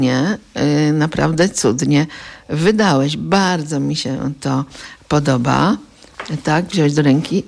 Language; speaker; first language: Polish; native; Polish